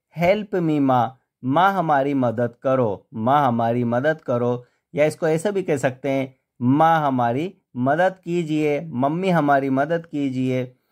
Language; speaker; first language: Hindi; native; Hindi